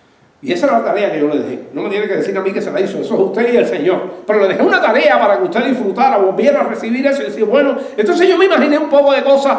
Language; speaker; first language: Spanish; native; Spanish